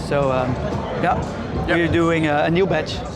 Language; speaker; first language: English; non-native, fluent; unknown